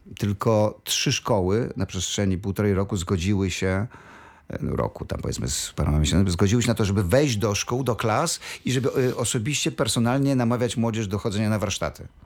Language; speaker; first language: Polish; native; Polish